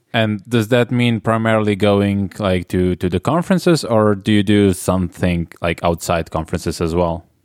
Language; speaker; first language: English; non-native, fluent; Slovenian